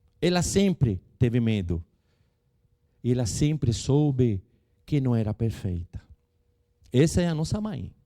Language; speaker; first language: Portuguese; non-native, fluent; Spanish